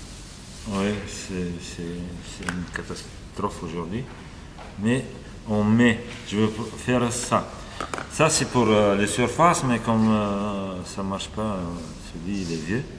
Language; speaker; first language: French; non-native, fluent; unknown